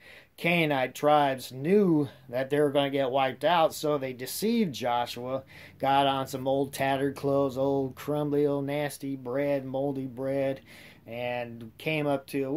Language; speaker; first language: English; native; English